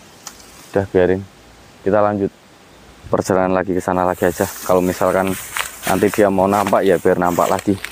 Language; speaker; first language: Indonesian; native; Indonesian